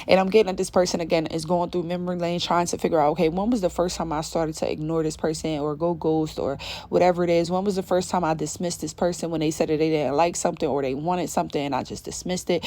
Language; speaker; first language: English; native; English